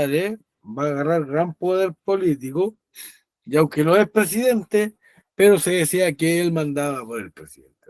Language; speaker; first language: Spanish; native; Spanish